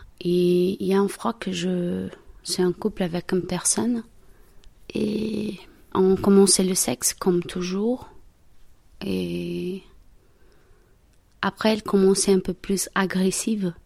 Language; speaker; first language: French; non-native, learner; Portuguese